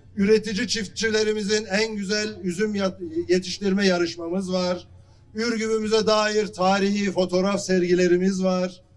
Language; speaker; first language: Turkish; native; Turkish